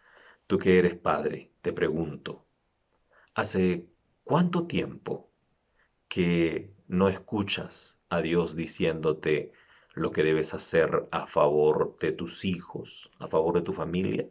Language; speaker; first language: Spanish; native; Spanish